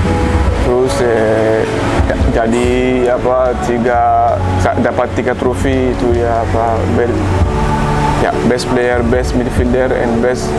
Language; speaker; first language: Indonesian; non-native, learner; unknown